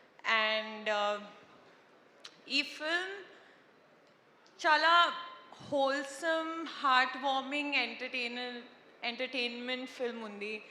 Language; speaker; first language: Telugu; non-native, learner; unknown